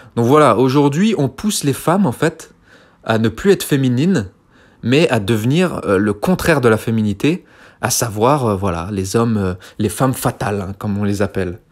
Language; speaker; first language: French; early bilingual, other home language; Kabyle